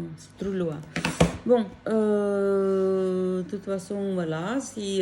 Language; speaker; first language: French; non-native, learner; Filipino